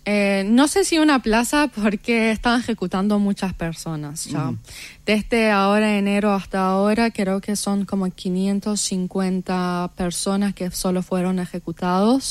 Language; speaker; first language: Spanish; non-native, fluent; Persian